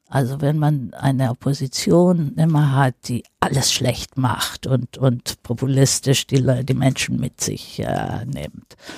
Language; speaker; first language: German; non-native, fluent; Greek